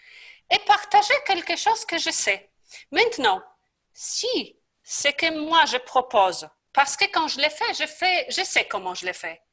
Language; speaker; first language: French; non-native, fluent; Polish